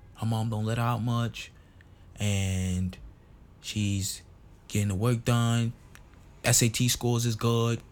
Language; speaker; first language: English; non-native, local second language; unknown